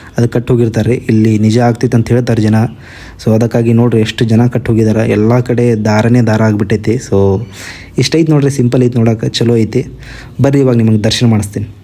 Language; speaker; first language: Kannada; native; Kannada